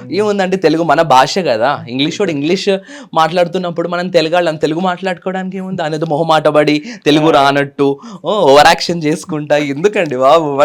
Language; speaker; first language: Telugu; native; Telugu